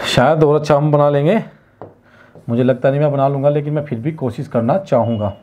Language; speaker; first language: Hindi; native; Hindi